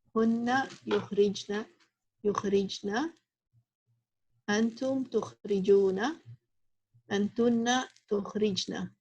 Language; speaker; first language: Arabic; non-native, learner; English